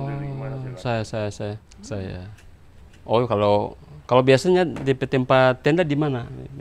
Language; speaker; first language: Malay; non-native, local second language; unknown